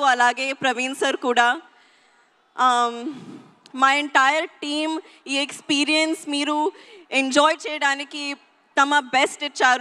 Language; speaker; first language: Telugu; non-native, learner; Hindi